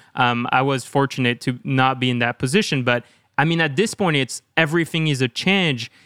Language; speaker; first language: English; non-native, fluent; French